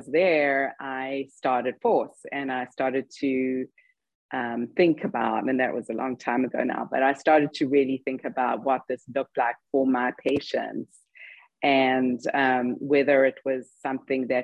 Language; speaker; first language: English; native; English